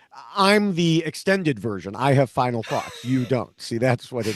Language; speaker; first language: English; native; English